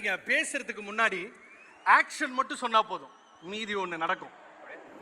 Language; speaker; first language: Tamil; native; Tamil